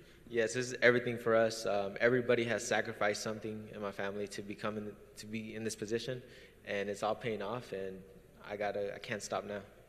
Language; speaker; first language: English; early bilingual, other home language; Spanish